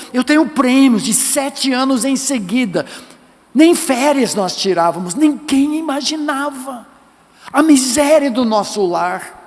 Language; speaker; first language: Portuguese; non-native, fluent; English